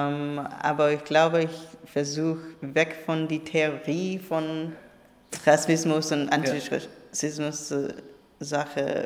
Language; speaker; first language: German; non-native, learner; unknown